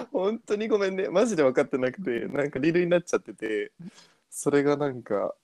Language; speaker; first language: Japanese; early bilingual, other home language; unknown